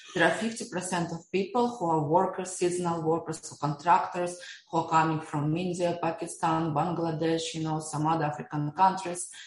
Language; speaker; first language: English; non-native, fluent; Russian